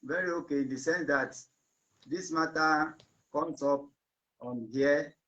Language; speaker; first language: English; non-native, local second language; Yoruba